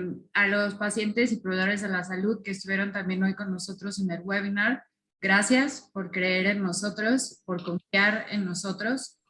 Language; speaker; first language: Spanish; native; Spanish